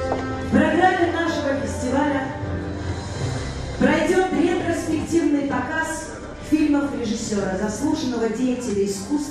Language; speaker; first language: Russian; native; Russian